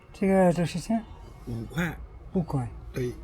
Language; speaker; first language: Chinese; non-native, learner; English